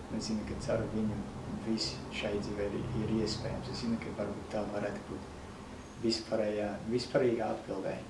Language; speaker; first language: Latvian; non-native, fluent; English